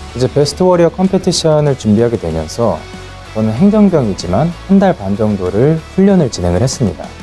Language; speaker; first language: Korean; native; Korean